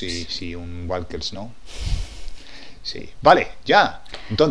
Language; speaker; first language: Spanish; non-native, fluent; English